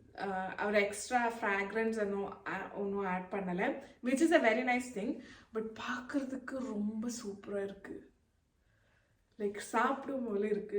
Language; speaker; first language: Tamil; non-native, local second language; Malayalam